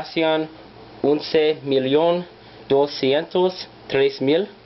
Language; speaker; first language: Spanish; non-native, learner; English